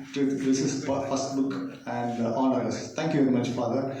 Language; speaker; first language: English; non-native, local second language; Tamil